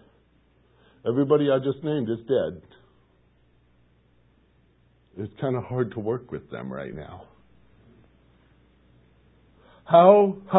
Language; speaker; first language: English; native; English